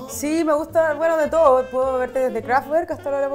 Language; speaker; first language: Spanish; native; Spanish